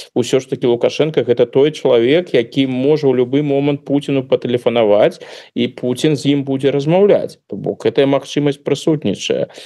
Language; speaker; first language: Belarusian; non-native, local second language; Russian